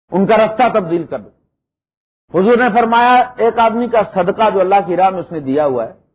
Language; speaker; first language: Urdu; non-native, local second language; Punjabi